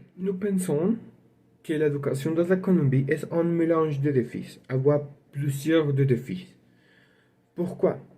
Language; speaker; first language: French; non-native, learner; Spanish